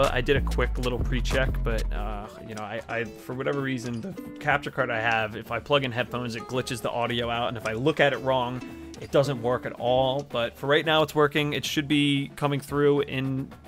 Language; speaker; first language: English; native; English